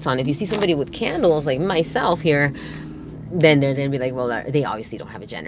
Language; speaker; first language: English; early bilingual, other home language; Spanish